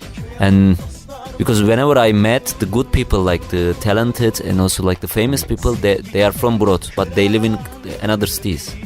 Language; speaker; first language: English; non-native, learner; Turkish